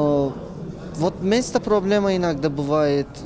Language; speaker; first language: Russian; non-native, learner; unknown